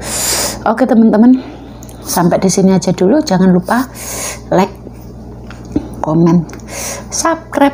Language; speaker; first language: Indonesian; non-native, local second language; Javanese